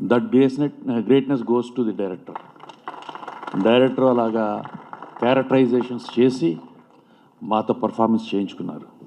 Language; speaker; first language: Telugu; native; Telugu